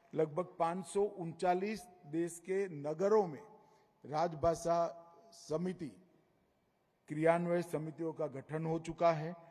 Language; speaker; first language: Hindi; non-native, local second language; Gujarati